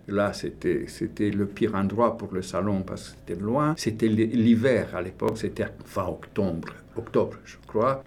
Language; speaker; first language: French; non-native, fluent; Romanian